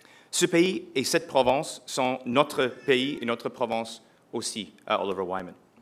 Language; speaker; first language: French; non-native, learner; English